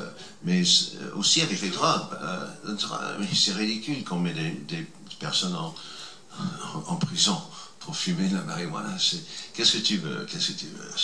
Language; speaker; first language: French; non-native, fluent; English